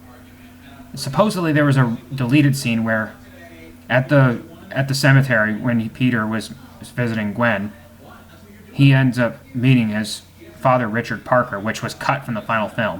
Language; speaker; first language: English; native; English